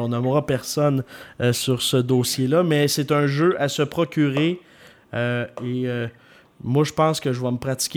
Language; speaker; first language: French; native; French